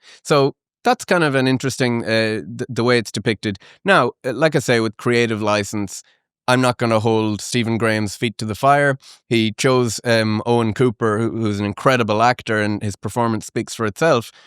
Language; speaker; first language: English; native; English